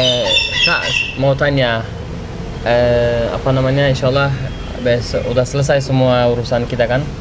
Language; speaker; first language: Indonesian; non-native, fluent; Turkish